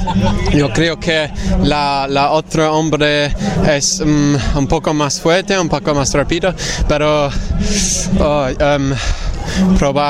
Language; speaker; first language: Spanish; non-native, learner; English